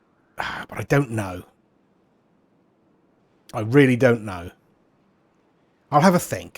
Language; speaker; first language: English; native; English